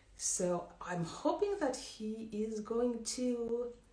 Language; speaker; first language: English; non-native, fluent; Finnish